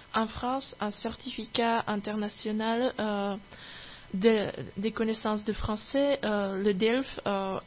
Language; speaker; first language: French; non-native, fluent; Czech